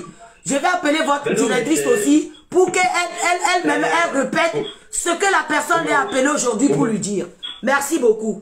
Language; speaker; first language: French; native; French